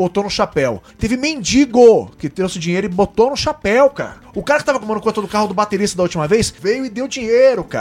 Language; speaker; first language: Portuguese; native; Portuguese